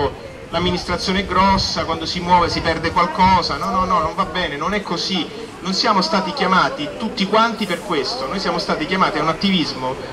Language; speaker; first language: Italian; native; Italian